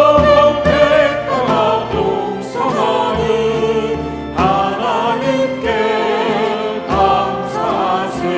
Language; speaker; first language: Korean; native; Korean